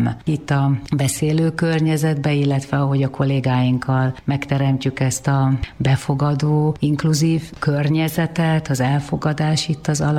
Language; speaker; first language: Hungarian; native; Hungarian